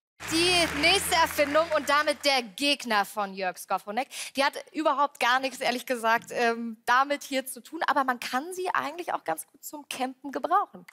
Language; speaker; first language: German; native; German